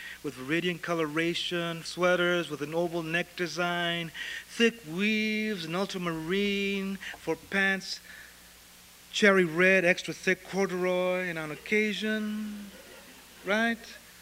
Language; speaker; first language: English; early bilingual, other home language; Spanish